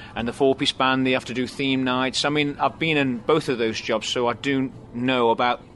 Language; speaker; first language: English; native; English